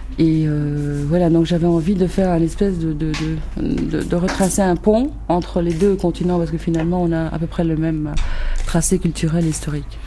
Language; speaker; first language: French; early bilingual, other home language; Arabic